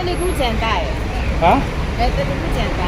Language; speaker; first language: Hindi; non-native, learner; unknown